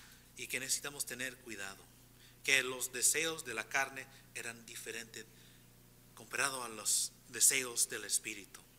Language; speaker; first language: Spanish; non-native, fluent; English